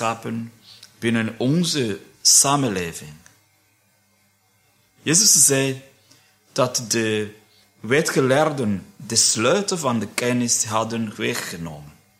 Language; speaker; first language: Dutch; non-native, fluent; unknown